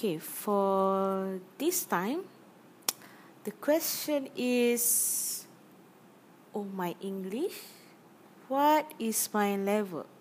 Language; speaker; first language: English; non-native, learner; Malay